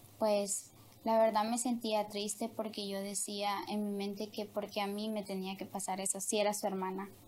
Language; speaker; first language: Spanish; native; Spanish